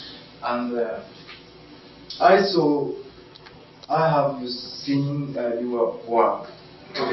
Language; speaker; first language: English; non-native, learner; Japanese